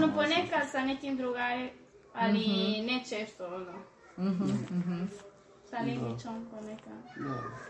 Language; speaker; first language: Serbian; early bilingual, heritage; Spanish